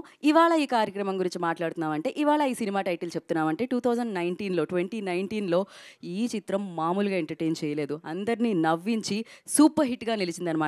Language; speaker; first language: Telugu; native; Telugu